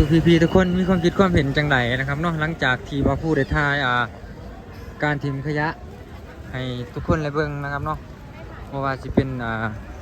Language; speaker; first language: Thai; non-native, local second language; Lao